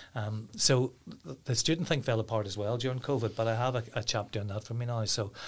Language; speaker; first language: English; native; English